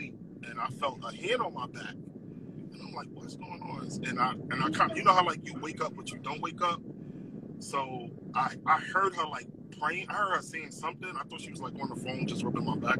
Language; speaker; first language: English; native; English